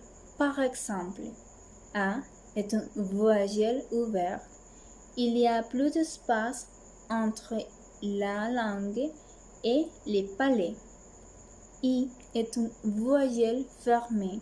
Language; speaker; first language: French; non-native, learner; Spanish